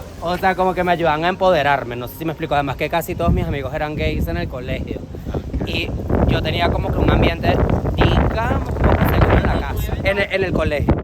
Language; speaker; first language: Spanish; native; Spanish